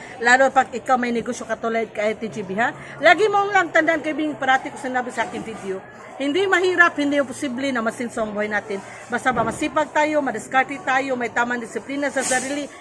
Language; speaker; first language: Filipino; non-native, local second language; Cebuano